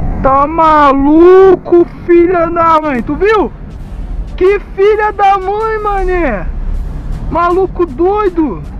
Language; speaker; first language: Portuguese; native; Portuguese